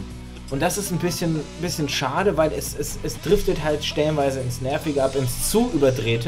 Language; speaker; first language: German; native; German